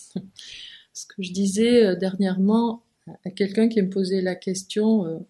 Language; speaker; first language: French; native; French